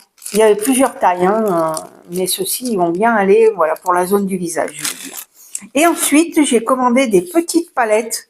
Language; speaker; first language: French; native; French